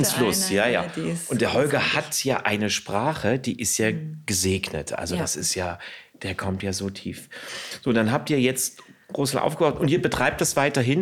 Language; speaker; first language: German; native; German